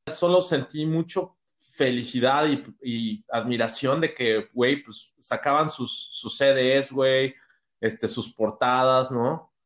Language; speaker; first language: Spanish; native; Spanish